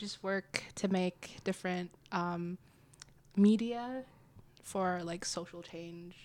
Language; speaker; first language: English; early bilingual, other home language; Indonesian